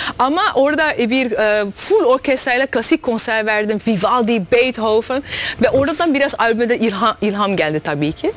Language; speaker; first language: Turkish; early bilingual, heritage; Turkish